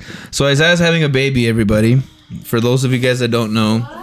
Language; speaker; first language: English; early bilingual, other home language; Spanish